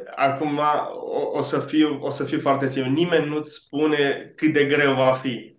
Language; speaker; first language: Romanian; early bilingual, heritage; Romanian